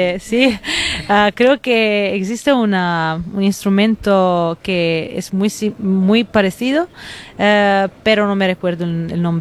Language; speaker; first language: Spanish; non-native, fluent; Italian